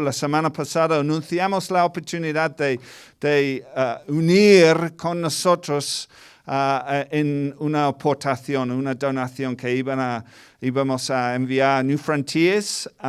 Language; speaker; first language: Spanish; non-native, fluent; English